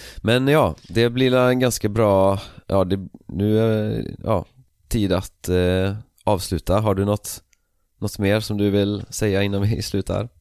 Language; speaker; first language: Swedish; native; Swedish